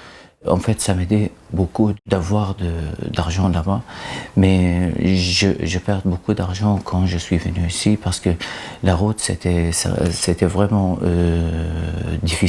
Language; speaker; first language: French; non-native, learner; Arabic